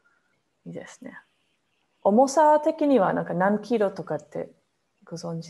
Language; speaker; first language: Japanese; non-native, fluent; English